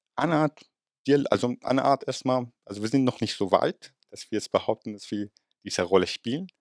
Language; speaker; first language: German; non-native, fluent; Arabic